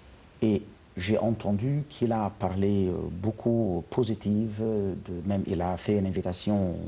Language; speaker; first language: French; non-native, fluent; Arabic